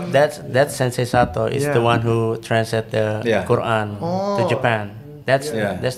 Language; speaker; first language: English; non-native, fluent; Indonesian